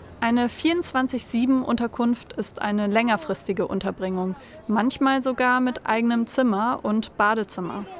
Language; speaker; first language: German; native; German